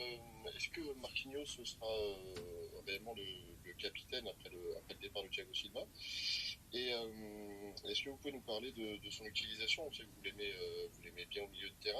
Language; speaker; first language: French; native; French